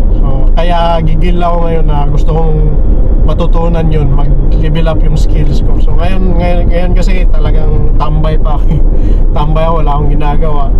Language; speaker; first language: Filipino; native; Filipino